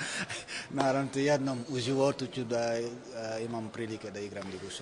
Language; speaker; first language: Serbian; non-native, fluent; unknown